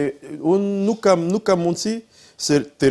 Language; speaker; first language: Albanian; non-native, learner; French